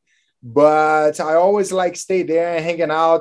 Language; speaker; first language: English; non-native, fluent; Portuguese